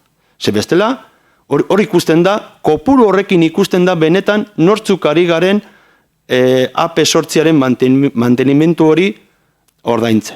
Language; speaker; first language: Basque; native; Basque